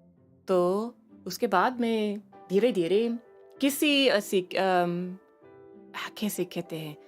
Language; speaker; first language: Hindi; non-native, learner; English